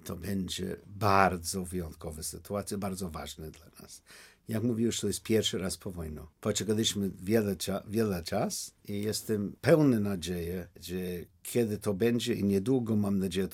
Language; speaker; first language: Polish; non-native, learner; English